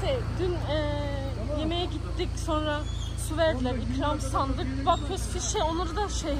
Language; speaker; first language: Turkish; early bilingual, heritage; Turkish